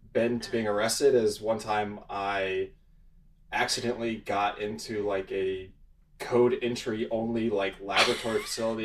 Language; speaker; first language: English; native; English